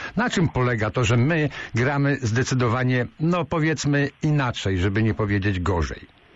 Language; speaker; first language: Polish; native; Polish